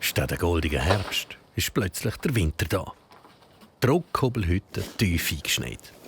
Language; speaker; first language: German; native; German